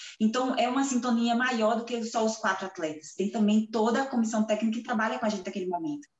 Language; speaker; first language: Portuguese; native; Portuguese